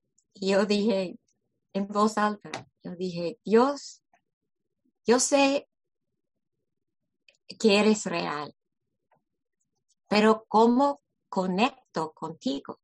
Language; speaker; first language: Spanish; non-native, fluent; English